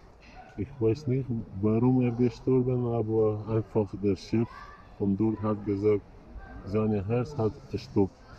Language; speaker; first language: German; non-native, learner; Persian